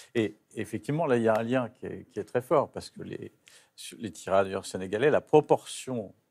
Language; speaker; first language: French; native; French